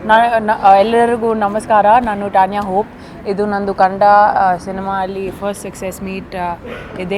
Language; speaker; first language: Kannada; non-native, learner; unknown